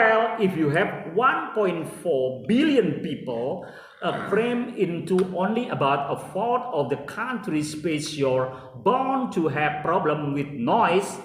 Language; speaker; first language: English; non-native, fluent; Indonesian